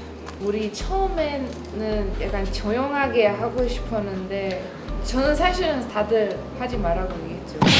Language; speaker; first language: Korean; non-native, fluent; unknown